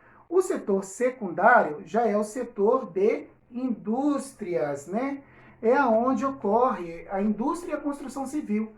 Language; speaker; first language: Portuguese; native; Portuguese